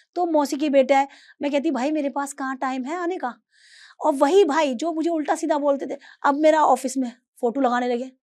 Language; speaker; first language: Hindi; native; Hindi